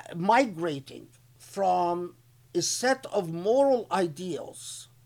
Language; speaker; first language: English; non-native, fluent; Arabic